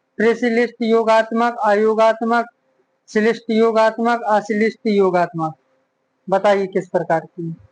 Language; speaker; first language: Hindi; native; Hindi